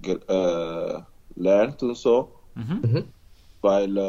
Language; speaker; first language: German; non-native, learner; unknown